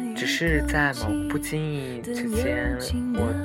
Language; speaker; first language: Chinese; native; Chinese